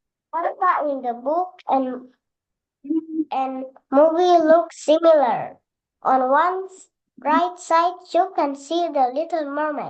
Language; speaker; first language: English; non-native, learner; Indonesian